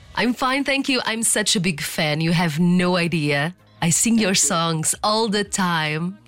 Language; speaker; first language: English; non-native, fluent; Portuguese